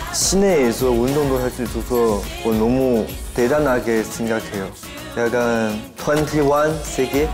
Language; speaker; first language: Korean; non-native, fluent; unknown